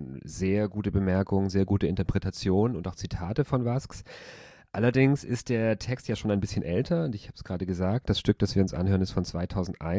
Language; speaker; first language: German; native; German